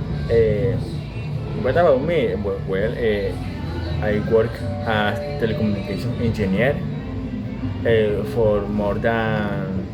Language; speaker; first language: English; non-native, learner; Spanish